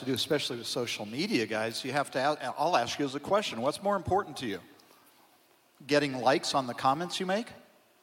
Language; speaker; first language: English; native; English